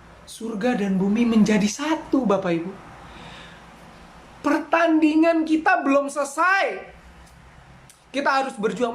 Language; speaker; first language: Indonesian; native; Indonesian